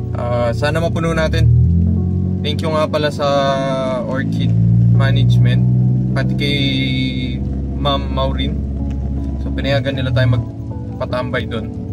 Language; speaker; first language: Filipino; native; Filipino